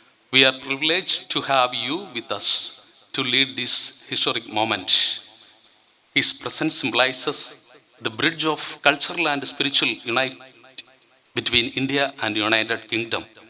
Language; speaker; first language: English; non-native, local second language; Malayalam